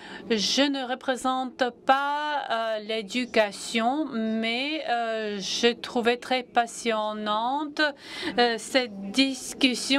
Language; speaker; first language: French; non-native, fluent; Latvian